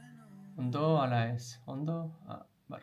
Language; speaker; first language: Basque; non-native, learner; English